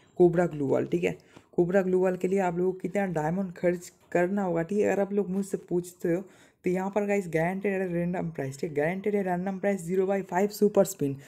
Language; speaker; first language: Hindi; non-native, local second language; Bangla